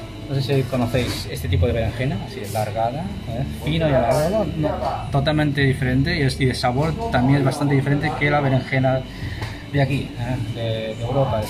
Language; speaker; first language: Spanish; non-native, fluent; Chinese